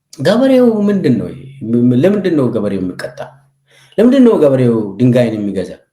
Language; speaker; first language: Amharic; non-native, local second language; Oromo